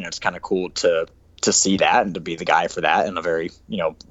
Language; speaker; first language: English; native; English